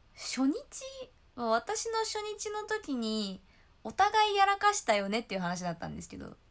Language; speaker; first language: Japanese; native; Japanese